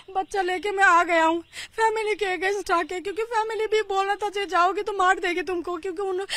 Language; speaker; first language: Hindi; non-native, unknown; Bangla